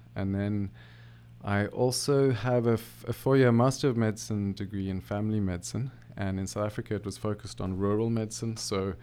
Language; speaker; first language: English; native; English